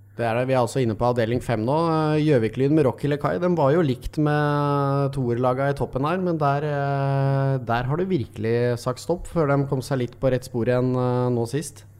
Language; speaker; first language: Norwegian; native; Norwegian